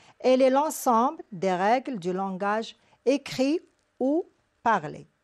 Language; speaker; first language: French; non-native, local second language; Arabic